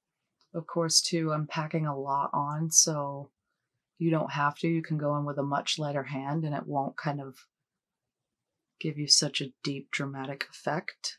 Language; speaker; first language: English; native; English